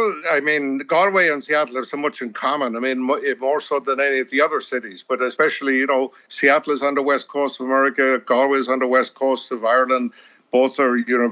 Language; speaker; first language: English; native; English